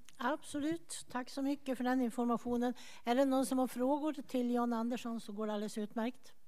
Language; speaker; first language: Swedish; native; Swedish